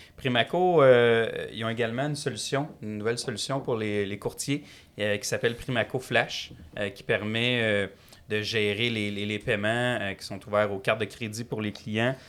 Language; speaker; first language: French; native; French